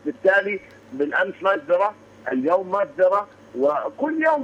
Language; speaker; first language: Arabic; native; Arabic